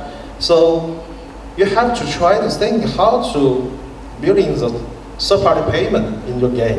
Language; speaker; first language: English; non-native, fluent; Chinese